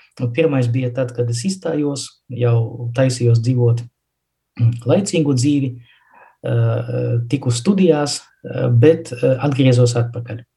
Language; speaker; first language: Latvian; non-native, local second language; Russian